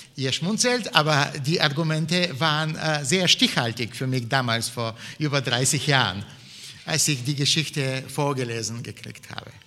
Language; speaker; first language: German; non-native, fluent; Bulgarian